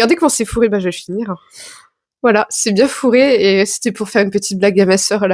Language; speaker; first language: French; native; French